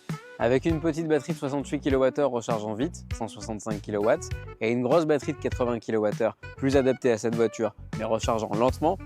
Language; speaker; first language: French; native; French